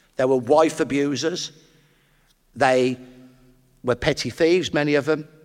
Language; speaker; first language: English; native; English